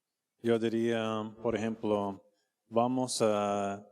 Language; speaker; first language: Spanish; non-native, fluent; English